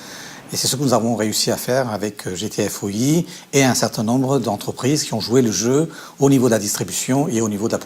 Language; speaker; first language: French; native; French